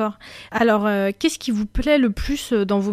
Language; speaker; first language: French; native; French